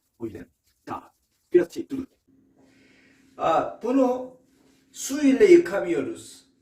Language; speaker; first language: Turkish; non-native, learner; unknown